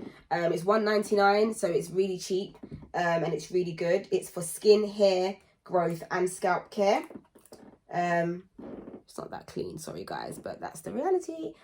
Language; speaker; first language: English; native; English